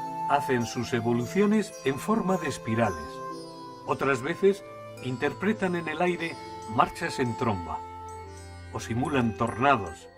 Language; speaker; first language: Spanish; native; Spanish